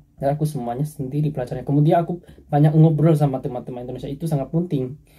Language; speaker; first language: Indonesian; non-native, fluent; Korean